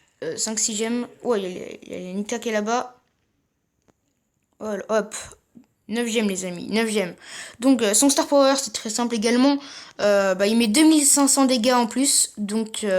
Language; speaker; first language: French; native; French